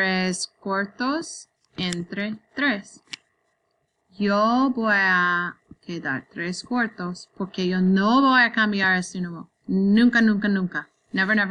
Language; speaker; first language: Spanish; non-native, learner; English